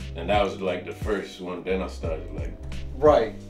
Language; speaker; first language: English; native; English